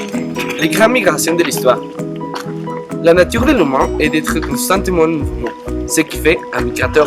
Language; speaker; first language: French; non-native, learner; Spanish